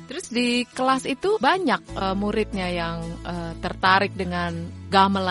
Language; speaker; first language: Indonesian; native; Indonesian